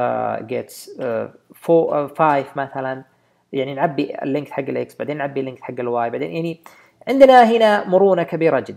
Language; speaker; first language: Arabic; native; Arabic